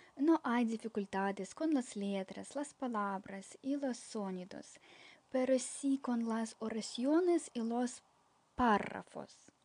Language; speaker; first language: Spanish; non-native, fluent; Ukrainian